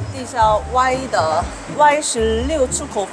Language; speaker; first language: Chinese; non-native, fluent; Korean